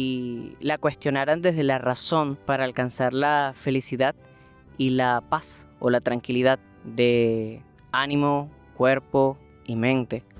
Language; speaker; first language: Spanish; native; Spanish